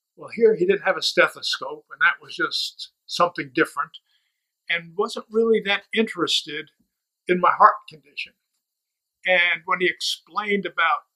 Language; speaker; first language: English; native; English